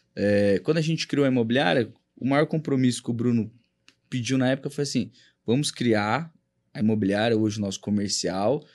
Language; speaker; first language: Portuguese; native; Portuguese